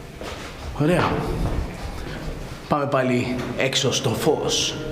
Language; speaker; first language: Greek; native; Greek